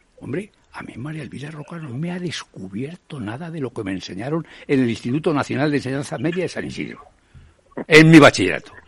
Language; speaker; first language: Spanish; native; Spanish